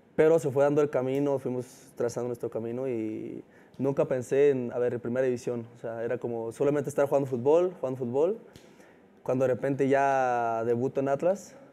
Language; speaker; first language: Spanish; native; Spanish